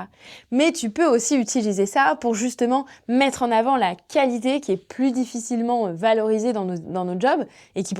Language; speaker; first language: French; native; French